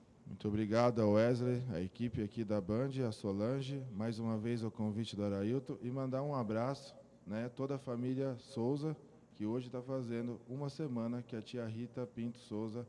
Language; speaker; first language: Portuguese; native; Portuguese